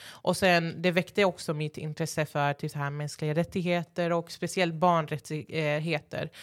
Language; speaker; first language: Swedish; early bilingual, other home language; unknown